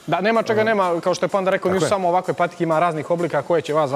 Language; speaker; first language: Serbian; native; Serbian